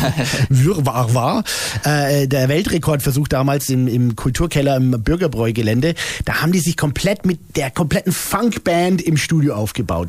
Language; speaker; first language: German; native; German